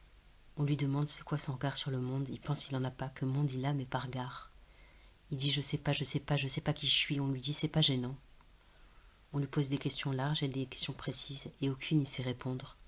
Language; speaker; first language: French; native; French